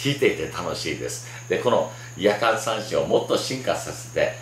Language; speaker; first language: Japanese; native; Japanese